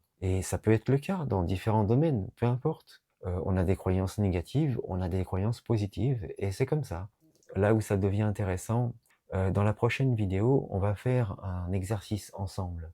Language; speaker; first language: French; native; French